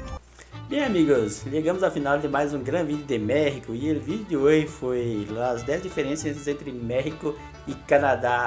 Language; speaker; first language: Portuguese; non-native, learner; Spanish